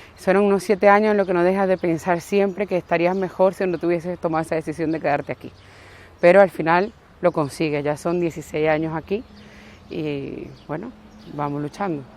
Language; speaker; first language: Spanish; native; Spanish